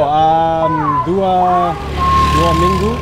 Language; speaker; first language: Indonesian; non-native, learner; English